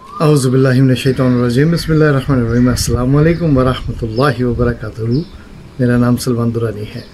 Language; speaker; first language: Urdu; native; Urdu